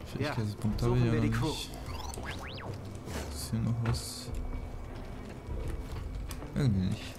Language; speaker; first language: German; native; German